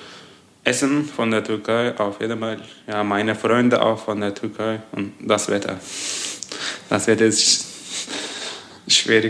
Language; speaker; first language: German; non-native, fluent; Turkish